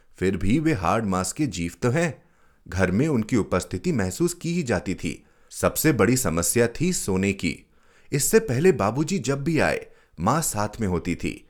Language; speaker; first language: Hindi; native; Hindi